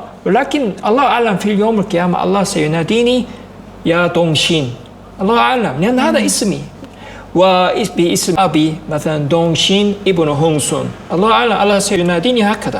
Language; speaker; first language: Arabic; non-native, fluent; Korean